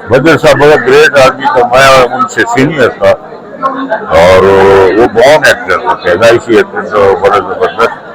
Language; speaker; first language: Urdu; non-native, local second language; Pashto